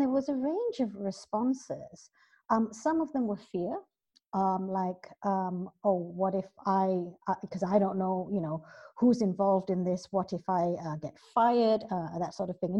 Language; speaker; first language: English; native; English